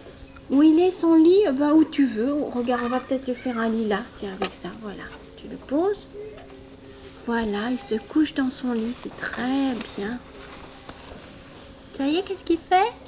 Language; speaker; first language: French; native; French